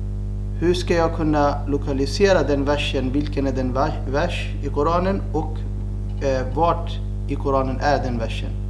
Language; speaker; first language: Swedish; non-native, fluent; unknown